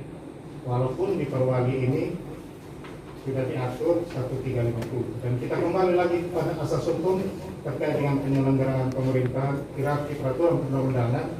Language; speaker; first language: Indonesian; native; Indonesian